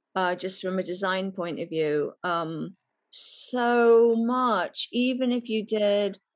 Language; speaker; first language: English; native; English